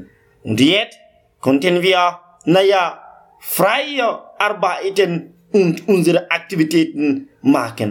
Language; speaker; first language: German; non-native, learner; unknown